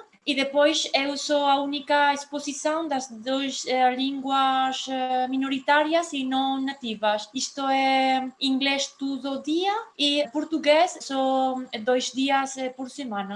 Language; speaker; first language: Portuguese; non-native, fluent; Spanish